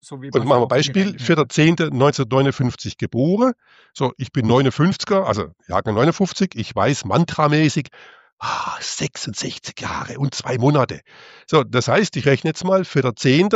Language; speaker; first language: German; native; German